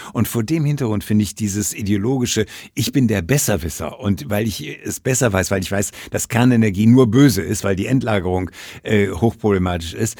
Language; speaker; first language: German; native; German